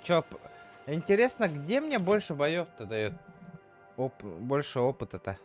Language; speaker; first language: Russian; native; Russian